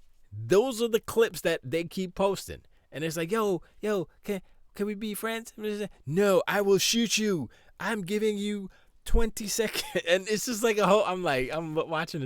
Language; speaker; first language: English; native; English